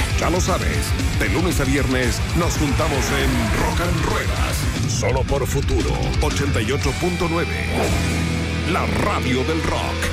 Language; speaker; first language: Spanish; native; Spanish